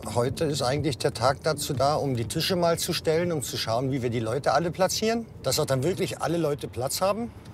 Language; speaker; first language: German; native; German